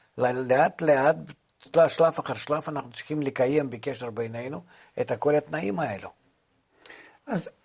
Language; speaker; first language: Hebrew; non-native, fluent; Russian